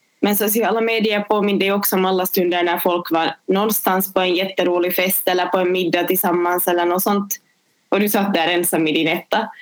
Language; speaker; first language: Swedish; native; Swedish